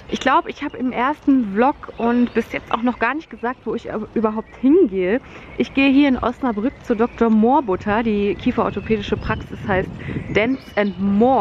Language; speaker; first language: German; native; German